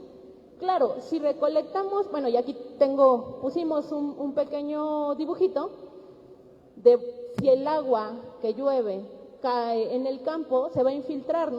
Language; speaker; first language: Spanish; native; Spanish